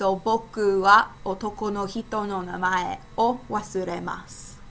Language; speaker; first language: Japanese; non-native, fluent; English